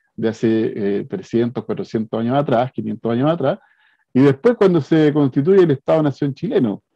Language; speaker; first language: Spanish; native; Spanish